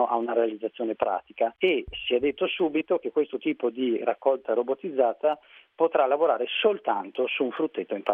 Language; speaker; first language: Italian; native; Italian